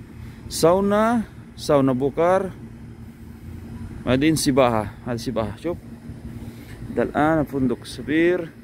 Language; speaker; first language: Arabic; non-native, learner; Filipino